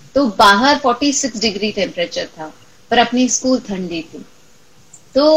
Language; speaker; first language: Hindi; non-native, local second language; Marathi